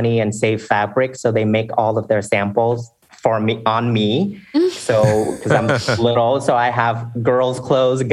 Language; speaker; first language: English; non-native, fluent; Vietnamese